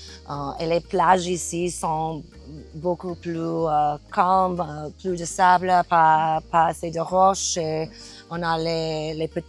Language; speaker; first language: French; non-native, fluent; English